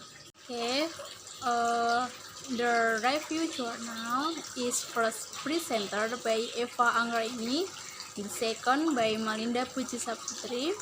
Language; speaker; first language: English; non-native, learner; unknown